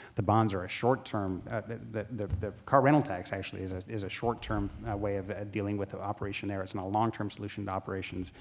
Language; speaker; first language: English; native; English